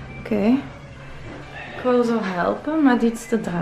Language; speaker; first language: Dutch; native; Dutch